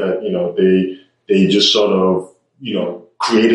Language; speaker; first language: English; non-native, local second language; Yoruba